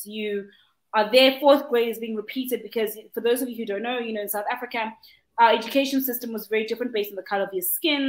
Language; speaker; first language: English; non-native, local second language; Zulu